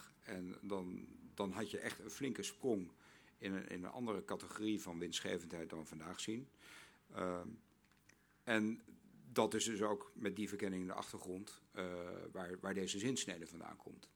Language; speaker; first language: Dutch; native; Dutch